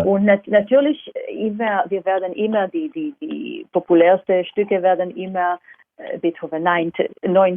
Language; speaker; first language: German; non-native, fluent; Hebrew